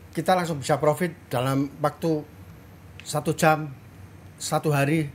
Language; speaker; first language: Indonesian; native; Indonesian